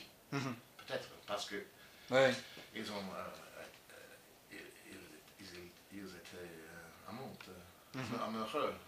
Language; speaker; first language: French; non-native, learner; English